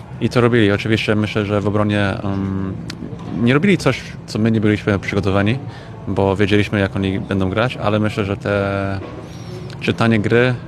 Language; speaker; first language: Polish; early bilingual, heritage; English